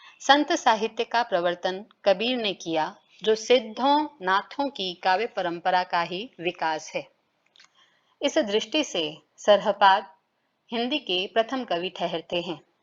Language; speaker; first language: Hindi; native; Hindi